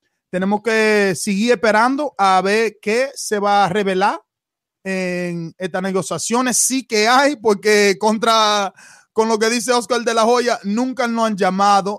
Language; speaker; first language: Spanish; early bilingual, heritage; Spanish